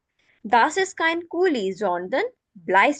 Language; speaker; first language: German; non-native, fluent; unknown